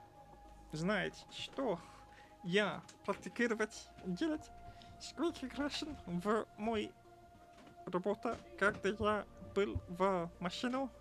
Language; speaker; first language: Russian; non-native, learner; English